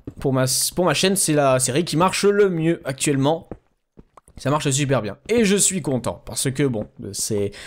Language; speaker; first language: French; native; French